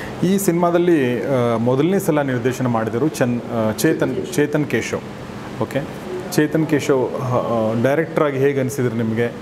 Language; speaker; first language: Kannada; native; Kannada